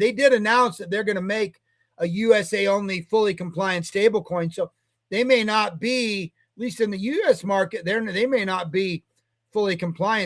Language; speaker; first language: English; native; English